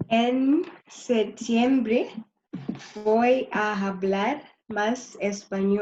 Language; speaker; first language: Spanish; non-native, learner; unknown